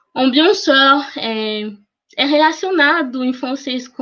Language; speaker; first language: Portuguese; non-native, fluent; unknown